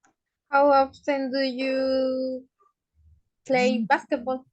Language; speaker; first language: English; non-native, learner; Spanish